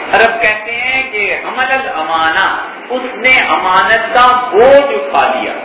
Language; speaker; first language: Urdu; native; Urdu